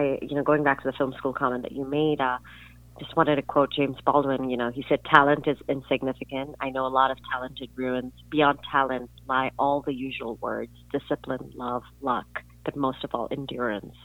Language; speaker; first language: English; non-native, local second language; Urdu